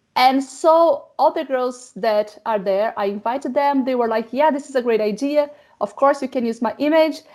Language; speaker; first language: English; non-native, fluent; Portuguese